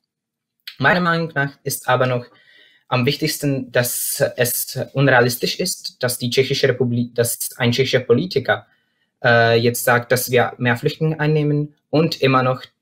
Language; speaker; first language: German; non-native, fluent; Czech